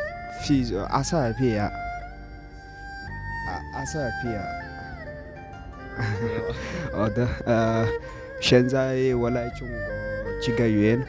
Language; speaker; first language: Chinese; non-native, learner; Oromo